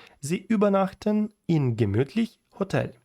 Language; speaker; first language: German; non-native, learner; Ukrainian